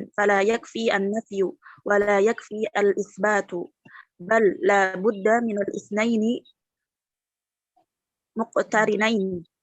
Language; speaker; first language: Arabic; non-native, fluent; Indonesian